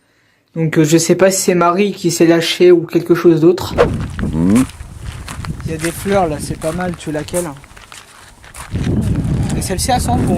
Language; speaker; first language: French; native; French